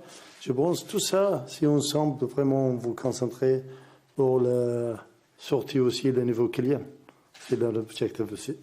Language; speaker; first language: French; non-native, learner; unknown